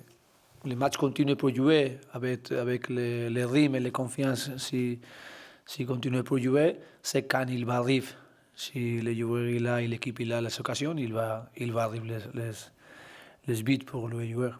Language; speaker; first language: French; non-native, learner; Spanish